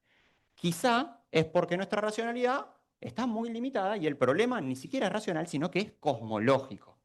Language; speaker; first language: Spanish; native; Spanish